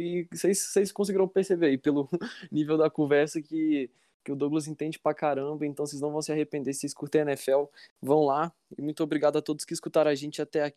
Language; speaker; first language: Portuguese; native; Portuguese